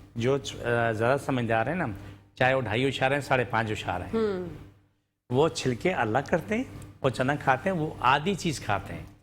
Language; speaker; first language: Urdu; non-native, local second language; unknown